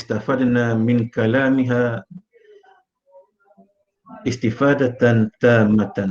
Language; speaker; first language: Arabic; non-native, fluent; Malay